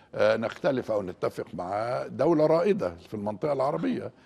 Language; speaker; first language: Arabic; native; Arabic